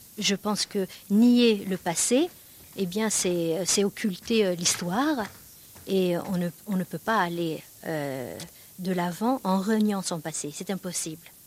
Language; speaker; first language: French; early bilingual, other home language; Kabyle